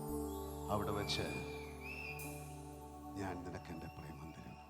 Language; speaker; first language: Malayalam; native; Malayalam